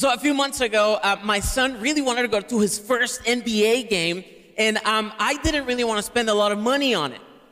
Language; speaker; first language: English; non-native, fluent; Spanish